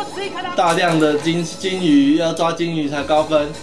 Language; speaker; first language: Chinese; native; Chinese